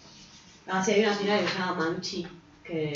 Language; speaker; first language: Spanish; native; Spanish